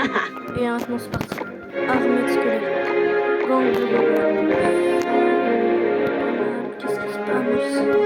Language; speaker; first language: French; native; French